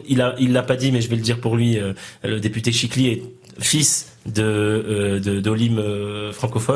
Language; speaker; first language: French; native; French